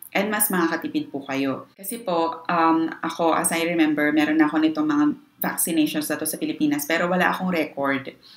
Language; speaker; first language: Filipino; native; Filipino